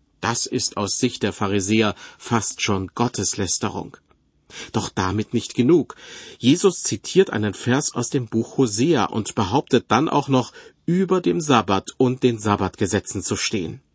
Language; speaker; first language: German; native; German